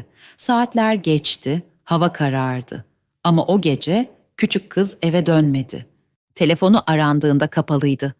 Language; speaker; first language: Turkish; native; Turkish